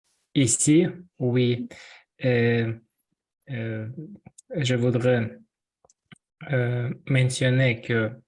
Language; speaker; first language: French; non-native, learner; Russian